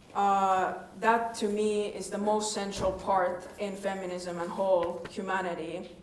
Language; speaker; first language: English; non-native, fluent; Finnish